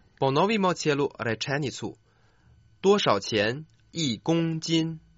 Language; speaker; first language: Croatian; non-native, fluent; Chinese